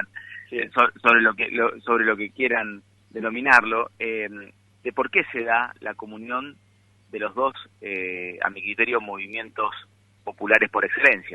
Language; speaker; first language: Spanish; native; Spanish